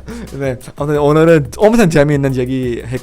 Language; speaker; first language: Korean; non-native, fluent; Urdu